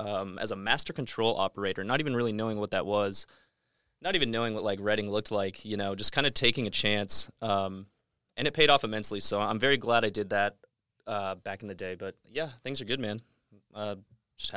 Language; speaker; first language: English; native; English